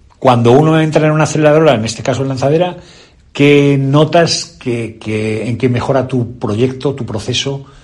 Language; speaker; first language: Spanish; native; Spanish